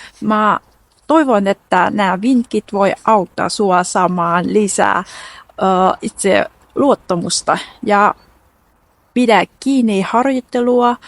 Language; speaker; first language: Finnish; non-native, fluent; Vietnamese